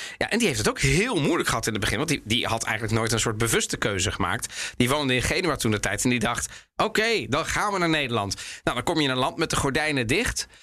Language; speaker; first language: Dutch; early bilingual, other home language; Italian